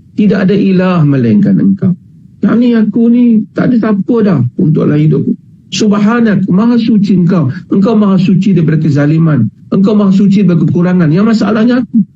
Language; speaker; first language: Malay; native; Malay